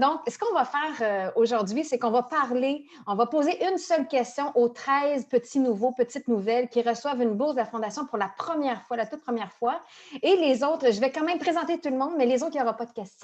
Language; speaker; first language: French; native; French